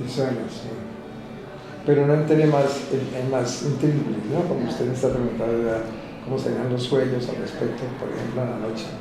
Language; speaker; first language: Spanish; native; Spanish